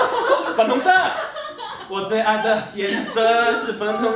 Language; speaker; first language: Chinese; non-native, local second language; Cantonese